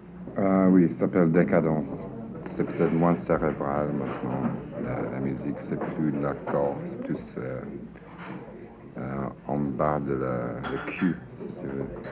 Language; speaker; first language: French; non-native, fluent; English